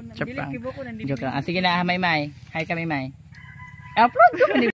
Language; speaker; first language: Filipino; native; Filipino